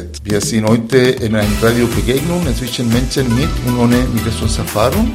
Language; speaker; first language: German; non-native, fluent; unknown